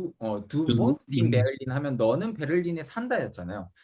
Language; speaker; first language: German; non-native, fluent; Korean